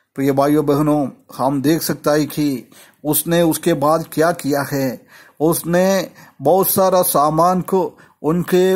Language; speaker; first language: Hindi; non-native, local second language; Malayalam